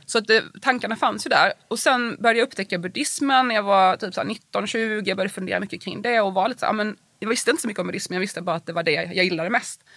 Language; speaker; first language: Swedish; native; Swedish